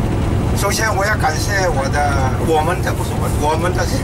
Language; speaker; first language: Chinese; native; Chinese